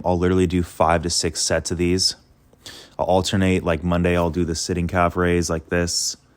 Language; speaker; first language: English; native; English